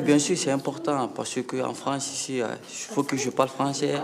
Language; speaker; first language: French; non-native, learner; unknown